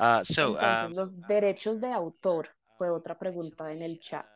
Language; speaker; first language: Spanish; non-native, fluent; Indonesian